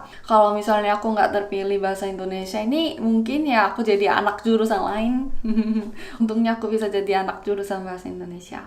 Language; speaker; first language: Indonesian; non-native, fluent; Korean